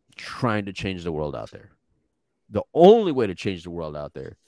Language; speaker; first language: English; native; English